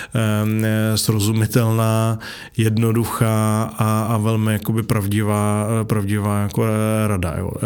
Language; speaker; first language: Czech; native; Czech